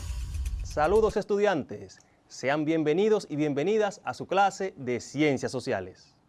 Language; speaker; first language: Spanish; native; Spanish